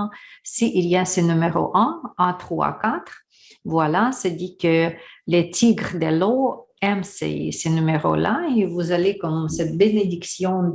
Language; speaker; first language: French; non-native, learner; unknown